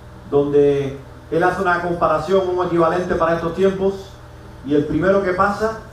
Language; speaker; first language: Spanish; native; Spanish